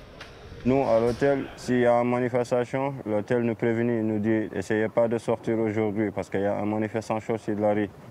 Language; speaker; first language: French; non-native, fluent; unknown